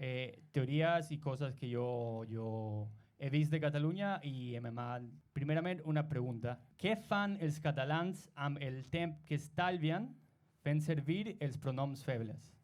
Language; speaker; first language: Catalan; non-native, learner; Spanish